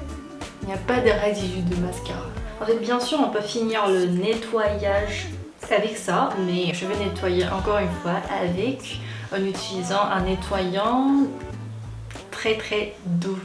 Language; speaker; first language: French; non-native, fluent; Korean